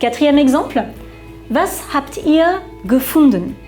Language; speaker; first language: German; non-native, fluent; French